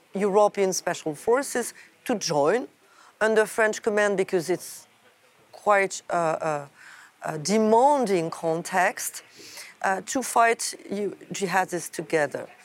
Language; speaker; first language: English; non-native, fluent; French